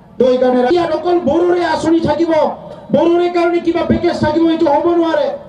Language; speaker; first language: Assamese; non-native, local second language; Bodo